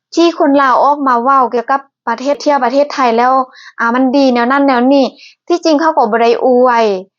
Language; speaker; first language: Thai; native; Thai